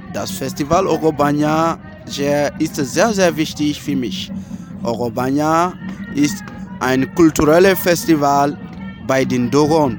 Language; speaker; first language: German; non-native, learner; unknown